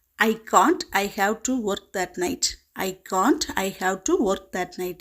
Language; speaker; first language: English; non-native, local second language; Tamil